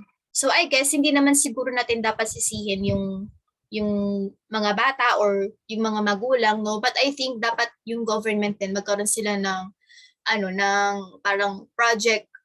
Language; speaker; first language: Filipino; native; Filipino